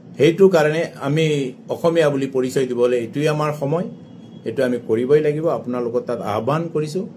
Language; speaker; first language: Assamese; non-native, local second language; Bangla